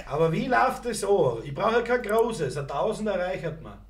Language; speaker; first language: German; native; German